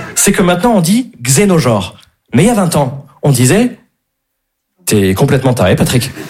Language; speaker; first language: French; native; French